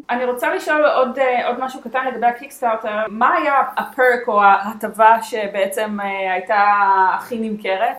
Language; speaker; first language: Hebrew; native; Hebrew